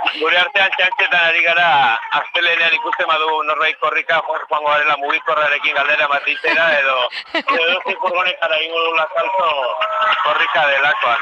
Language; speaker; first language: Basque; native; Basque